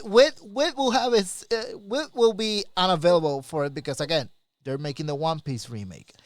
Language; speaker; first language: English; native; English